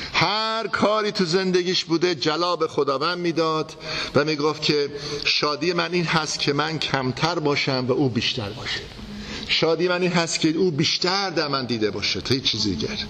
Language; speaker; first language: Persian; non-native, fluent; English